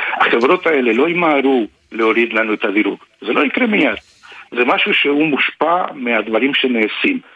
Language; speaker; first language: Hebrew; non-native, fluent; Spanish